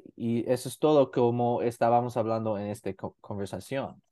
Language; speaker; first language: Spanish; non-native, learner; English